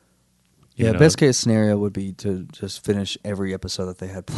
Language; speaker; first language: English; native; English